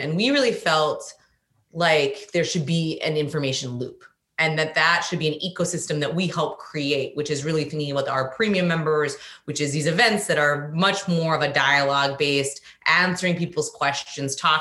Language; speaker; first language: English; native; English